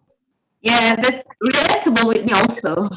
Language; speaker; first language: English; non-native, learner; Indonesian